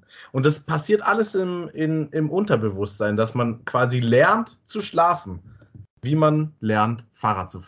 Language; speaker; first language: German; native; German